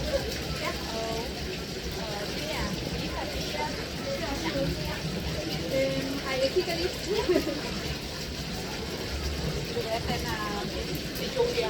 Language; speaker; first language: Danish; non-native, learner; Vietnamese